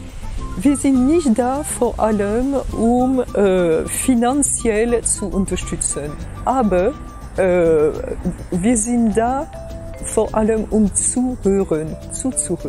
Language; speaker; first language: German; non-native, fluent; French